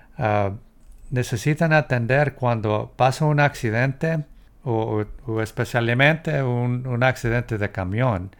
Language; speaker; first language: Spanish; early bilingual, heritage; Spanish